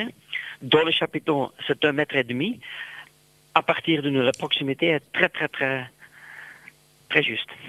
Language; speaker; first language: French; non-native, local second language; Dutch